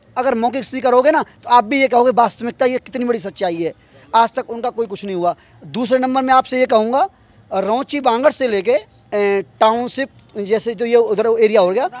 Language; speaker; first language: Hindi; native; Hindi